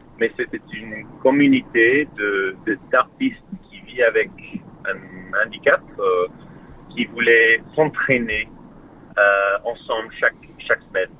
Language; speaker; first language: French; non-native, learner; English